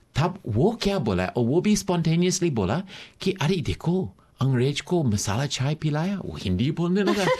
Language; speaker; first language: Hindi; non-native, fluent; English